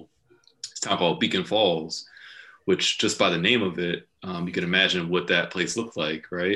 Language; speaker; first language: English; native; English